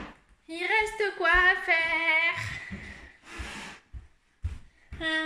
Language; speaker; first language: French; native; French